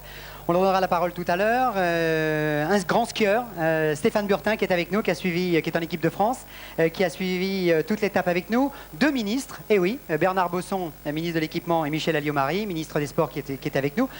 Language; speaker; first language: French; native; French